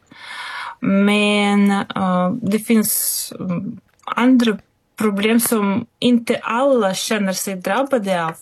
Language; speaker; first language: Swedish; non-native, fluent; Russian